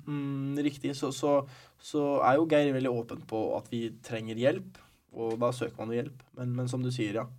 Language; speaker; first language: Norwegian; early bilingual, other home language; Arabic